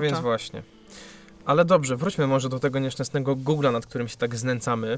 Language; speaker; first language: Polish; native; Polish